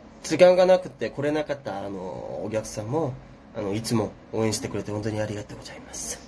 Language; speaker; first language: Japanese; non-native, fluent; Korean